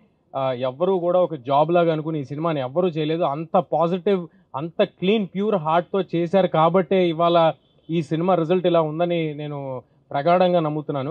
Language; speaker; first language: Telugu; native; Telugu